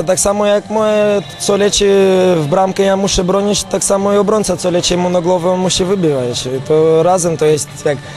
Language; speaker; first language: Polish; non-native, fluent; Romanian